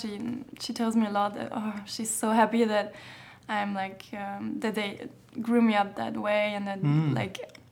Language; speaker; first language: English; non-native, fluent; German